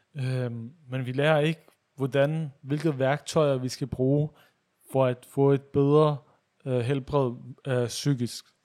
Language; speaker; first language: Danish; early bilingual, other home language; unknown